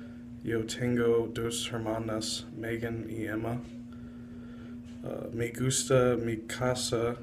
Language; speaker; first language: Spanish; non-native, learner; English